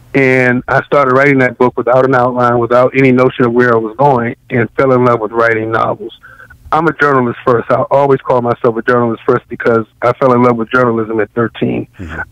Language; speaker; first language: English; native; English